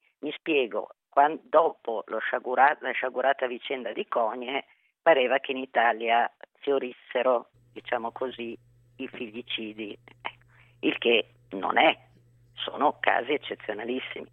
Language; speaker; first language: Italian; native; Italian